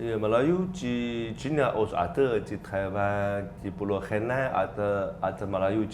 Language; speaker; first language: Indonesian; non-native, learner; Chinese